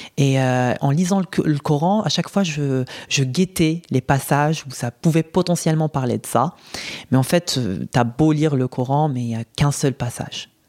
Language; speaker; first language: French; non-native, local second language; Arabic